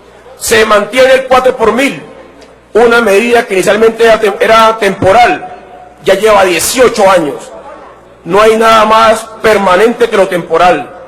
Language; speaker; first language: Spanish; native; Spanish